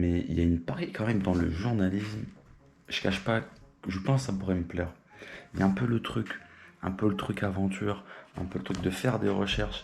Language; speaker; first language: French; native; French